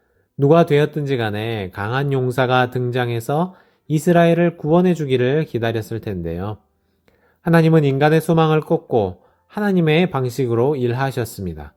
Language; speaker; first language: Korean; native; Korean